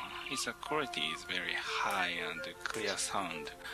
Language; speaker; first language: English; non-native, learner; Japanese